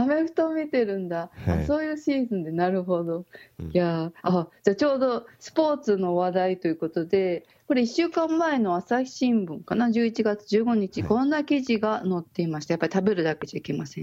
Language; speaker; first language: Japanese; native; Japanese